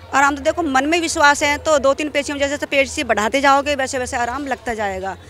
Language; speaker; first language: Hindi; native; Hindi